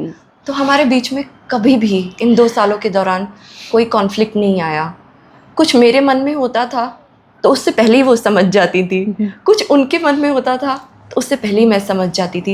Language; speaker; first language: Hindi; native; Hindi